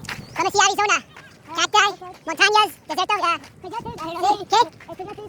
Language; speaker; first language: Spanish; non-native, learner; English